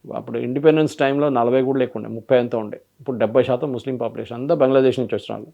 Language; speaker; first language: Telugu; non-native, local second language; Malayalam